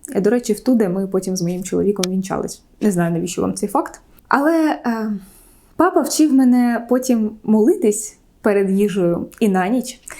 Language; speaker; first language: Ukrainian; non-native, local second language; Russian